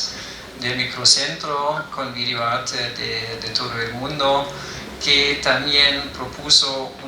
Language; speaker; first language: Spanish; non-native, fluent; German